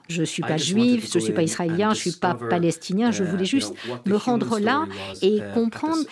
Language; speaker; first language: French; non-native, fluent; English